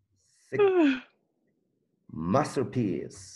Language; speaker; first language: English; non-native, learner; Spanish